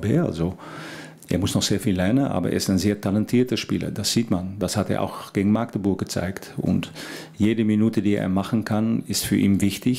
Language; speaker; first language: German; non-native, fluent; Dutch